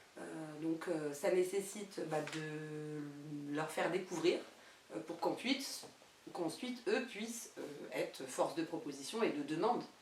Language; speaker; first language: French; native; French